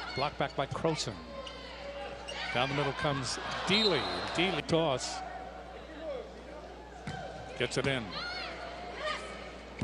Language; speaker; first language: English; native; English